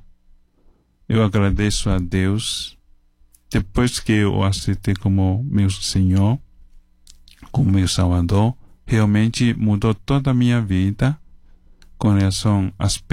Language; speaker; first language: Portuguese; non-native, fluent; Chinese